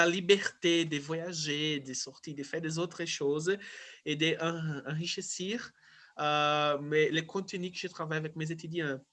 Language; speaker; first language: French; non-native, fluent; Portuguese